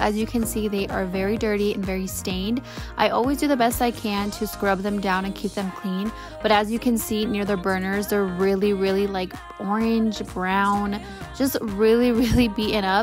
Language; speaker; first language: English; native; English